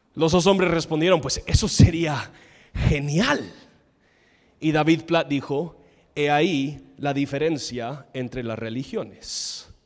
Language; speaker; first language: Spanish; non-native, fluent; English